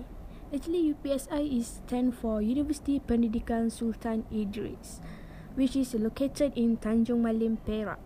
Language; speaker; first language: English; non-native, local second language; Malay